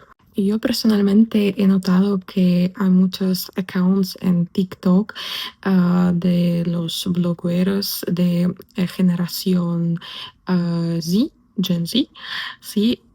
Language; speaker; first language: Spanish; non-native, fluent; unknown